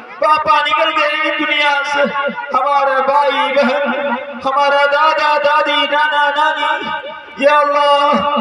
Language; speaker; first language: Urdu; non-native, fluent; Bangla